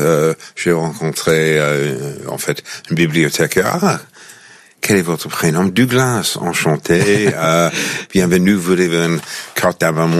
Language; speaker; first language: French; non-native, fluent; English